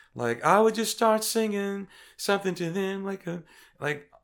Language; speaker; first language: English; native; English